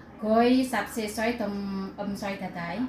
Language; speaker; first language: Cantonese; non-native, learner; Indonesian